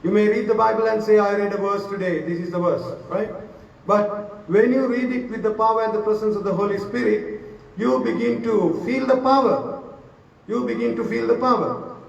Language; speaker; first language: English; non-native, local second language; Sinhala